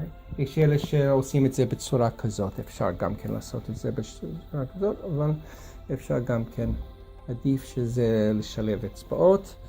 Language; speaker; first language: Hebrew; non-native, fluent; English